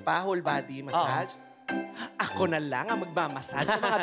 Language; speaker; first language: Filipino; native; Filipino